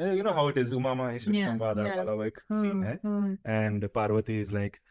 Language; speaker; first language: English; non-native, local second language; Tulu